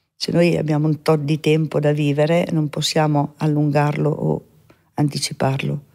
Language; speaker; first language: Italian; native; Italian